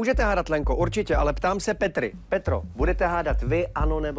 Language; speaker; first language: Czech; native; Czech